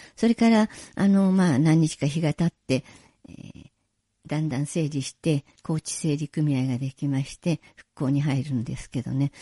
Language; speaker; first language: Japanese; native; Japanese